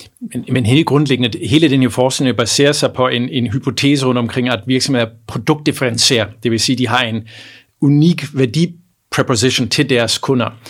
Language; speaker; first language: Danish; non-native, fluent; German